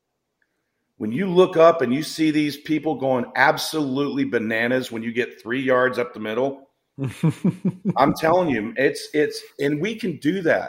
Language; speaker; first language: English; native; English